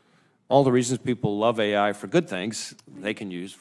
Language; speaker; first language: English; native; English